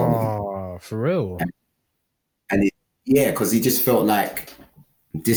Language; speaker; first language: English; native; English